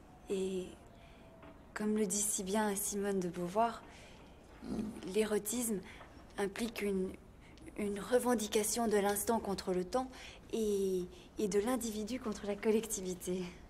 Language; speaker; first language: French; native; French